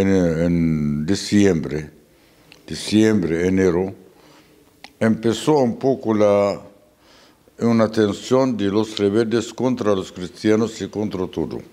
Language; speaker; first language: Spanish; non-native, fluent; Arabic